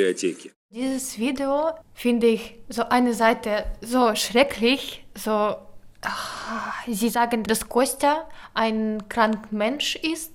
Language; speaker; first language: German; non-native, learner; Ukrainian